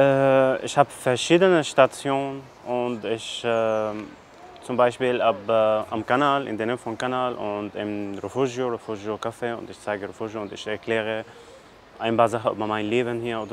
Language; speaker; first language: German; non-native, learner; Arabic